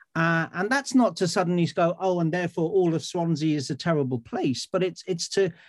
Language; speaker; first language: English; native; English